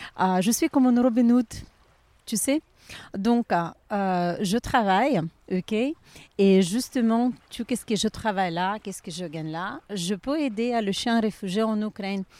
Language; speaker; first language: French; non-native, learner; Ukrainian